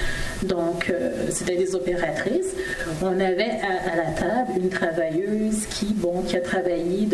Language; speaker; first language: French; native; French